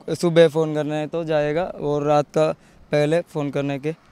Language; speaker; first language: Hindi; non-native, local second language; Malayalam